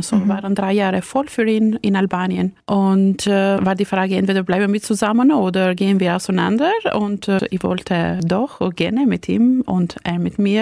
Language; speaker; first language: German; non-native, fluent; Albanian